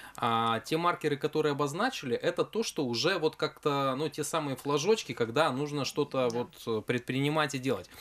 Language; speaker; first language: Russian; native; Russian